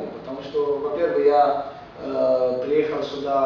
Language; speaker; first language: Russian; non-native, fluent; Romanian